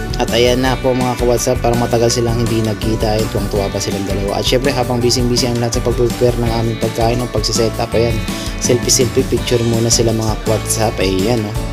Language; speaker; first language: Filipino; non-native, local second language; Cebuano